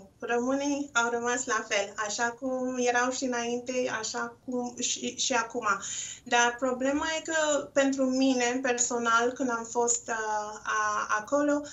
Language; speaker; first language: Romanian; non-native, local second language; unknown